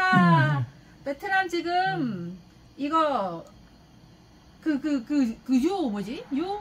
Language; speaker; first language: Korean; non-native, learner; Vietnamese